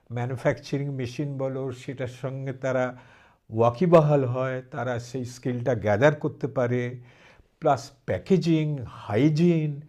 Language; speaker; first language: Bangla; early bilingual, heritage; Bangla